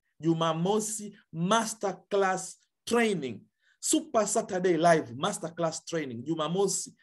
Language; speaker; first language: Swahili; native; Swahili